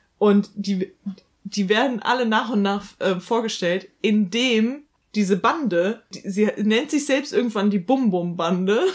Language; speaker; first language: German; native; German